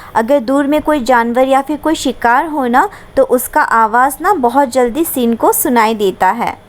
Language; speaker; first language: Hindi; non-native, local second language; Bangla